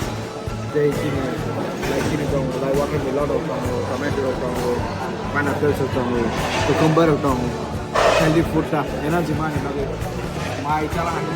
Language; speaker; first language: English; non-native, learner; Thai